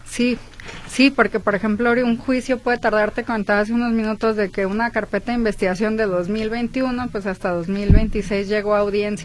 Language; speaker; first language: Spanish; native; Spanish